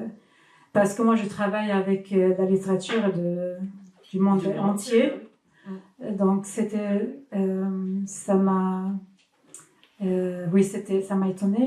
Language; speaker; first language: French; non-native, fluent; Swedish